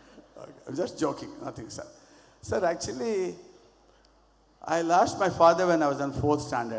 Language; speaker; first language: Tamil; non-native, learner; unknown